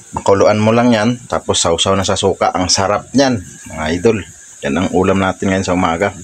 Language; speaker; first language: Filipino; non-native, local second language; Cebuano